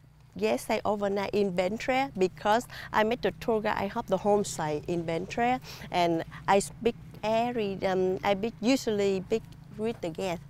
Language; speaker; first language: English; non-native, learner; Vietnamese